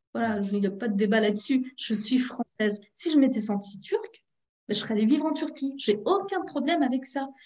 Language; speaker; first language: French; early bilingual, other home language; Turkish